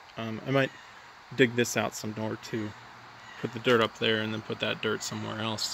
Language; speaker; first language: English; native; English